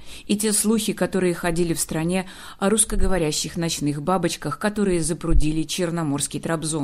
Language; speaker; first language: Russian; native; Russian